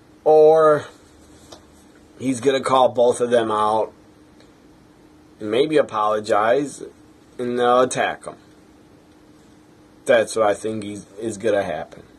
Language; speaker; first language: English; native; English